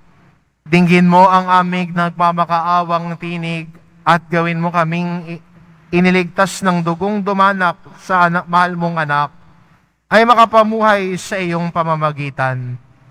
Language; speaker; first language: Filipino; native; Filipino